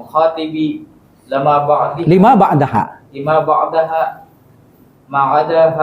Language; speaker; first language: Arabic; non-native, learner; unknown